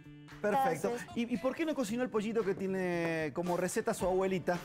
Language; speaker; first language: Spanish; native; Spanish